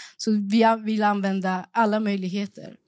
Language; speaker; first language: Swedish; early bilingual, other home language; Persian